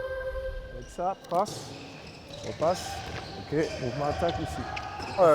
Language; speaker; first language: French; native; French